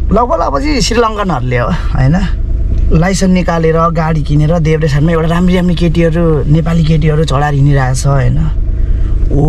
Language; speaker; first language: Nepali; native; Nepali